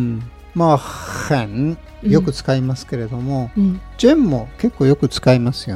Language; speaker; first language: Japanese; native; Japanese